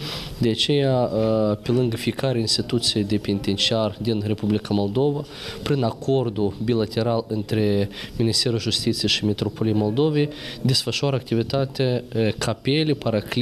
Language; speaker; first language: Romanian; native; Romanian